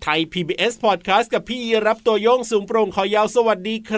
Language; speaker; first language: Thai; native; Thai